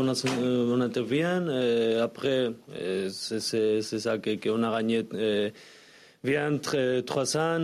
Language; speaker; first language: French; non-native, learner; Spanish